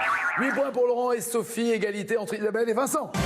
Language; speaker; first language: French; native; French